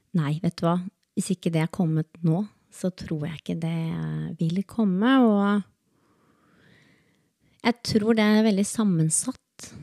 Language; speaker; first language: Norwegian; early bilingual, other home language; Spanish